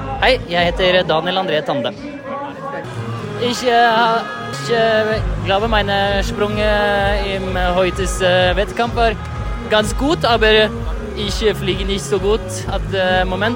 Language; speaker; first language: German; non-native, learner; Norwegian